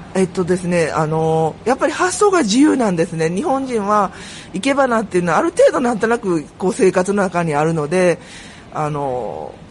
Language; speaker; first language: Japanese; native; Japanese